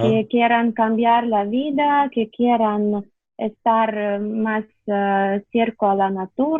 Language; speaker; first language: Spanish; non-native, fluent; Russian